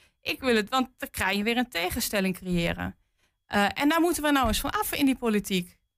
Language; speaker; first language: Dutch; native; Dutch